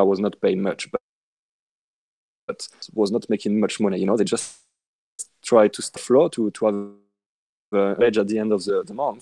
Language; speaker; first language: English; non-native, fluent; French